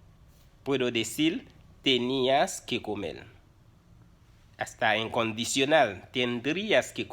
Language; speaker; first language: Spanish; non-native, fluent; Haitian Creole